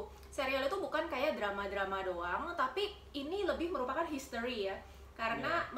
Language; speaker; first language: Indonesian; native; Indonesian